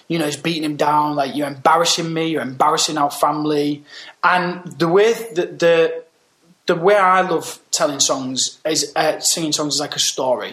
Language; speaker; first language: English; native; English